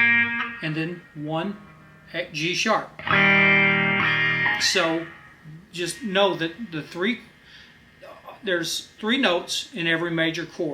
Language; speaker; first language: English; native; English